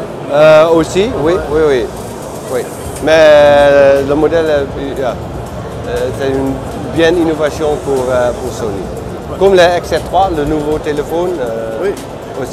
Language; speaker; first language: French; non-native, learner; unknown